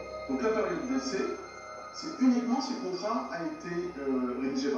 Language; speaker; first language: French; native; French